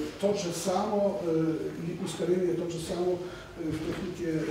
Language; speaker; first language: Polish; non-native, learner; Russian